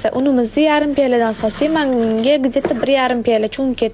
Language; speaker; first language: Uzbek; native; Uzbek